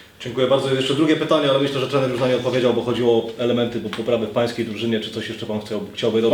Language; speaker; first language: Polish; native; Polish